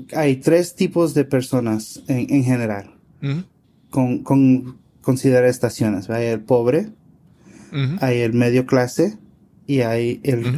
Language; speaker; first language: Spanish; early bilingual, heritage; Spanish